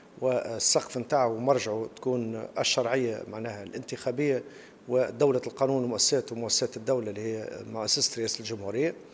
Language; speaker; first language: Arabic; native; Arabic